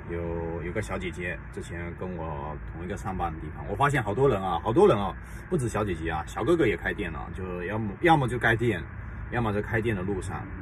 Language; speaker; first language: Chinese; native; Chinese